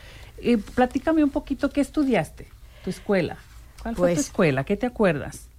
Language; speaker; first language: Spanish; native; Spanish